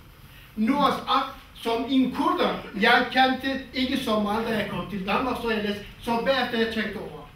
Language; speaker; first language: Danish; non-native, fluent; Kurdish